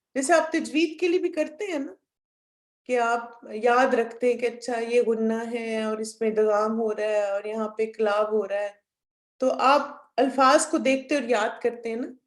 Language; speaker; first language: Urdu; native; Urdu